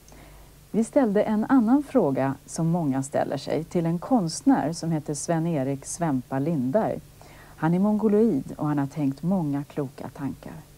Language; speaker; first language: Swedish; native; Swedish